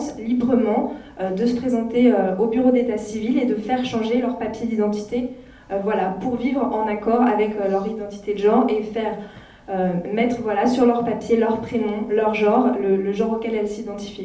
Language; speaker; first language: French; native; French